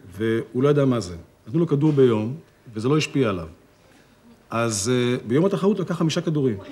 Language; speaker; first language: Hebrew; native; Hebrew